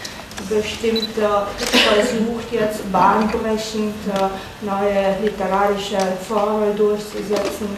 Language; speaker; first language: German; non-native, fluent; Romanian